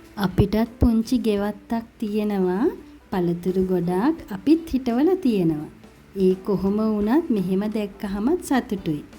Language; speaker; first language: Sinhala; native; Sinhala